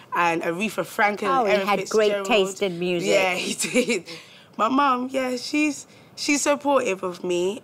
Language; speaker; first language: English; native; English